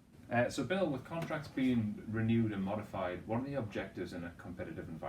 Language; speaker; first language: English; native; English